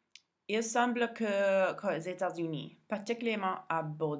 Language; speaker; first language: French; non-native, learner; English